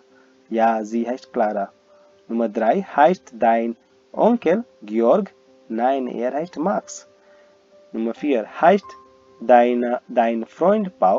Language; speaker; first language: German; non-native, learner; Hindi